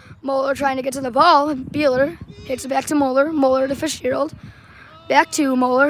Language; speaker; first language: English; native; English